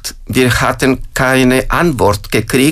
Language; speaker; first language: German; non-native, fluent; Spanish